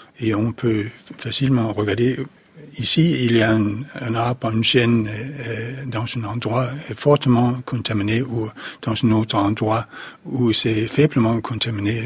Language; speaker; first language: French; non-native, fluent; Danish